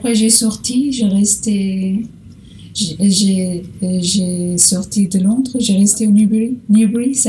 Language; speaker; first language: French; non-native, learner; Portuguese